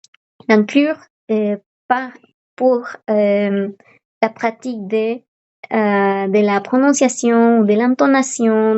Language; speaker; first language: French; non-native, fluent; Spanish